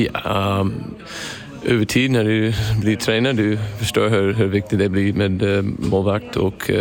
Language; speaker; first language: Swedish; non-native, learner; English